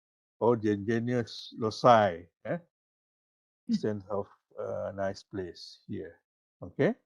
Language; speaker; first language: English; non-native, local second language; Malay